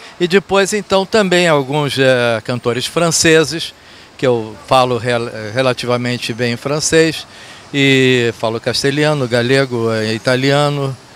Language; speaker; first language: Portuguese; early bilingual, other home language; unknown